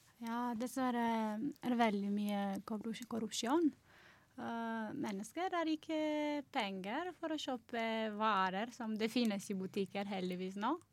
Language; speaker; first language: Norwegian; non-native, learner; Romanian